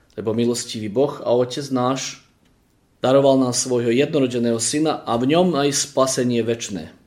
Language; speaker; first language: Slovak; early bilingual, heritage; Slovak